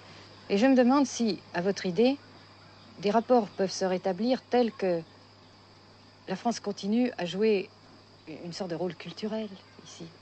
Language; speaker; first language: French; native; French